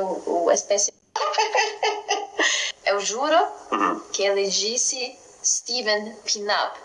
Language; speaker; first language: Portuguese; non-native, learner; Latvian